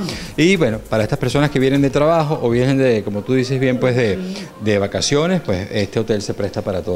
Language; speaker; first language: Spanish; native; Spanish